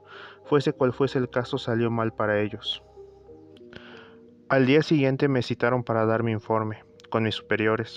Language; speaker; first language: Spanish; native; Spanish